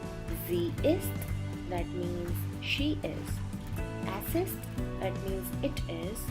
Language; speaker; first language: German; non-native, fluent; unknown